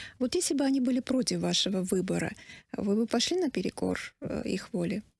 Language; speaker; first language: Russian; non-native, local second language; Armenian